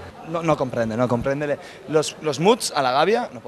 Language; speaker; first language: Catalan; non-native, learner; Spanish